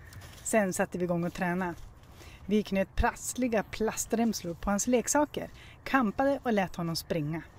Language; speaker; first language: Swedish; native; Swedish